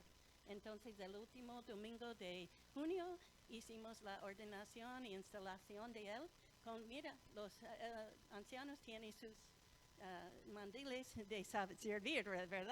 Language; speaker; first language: Spanish; non-native, fluent; English